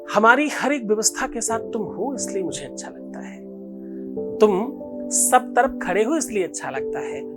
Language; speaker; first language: Hindi; native; Hindi